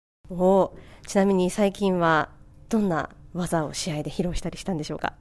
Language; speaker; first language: Japanese; native; Japanese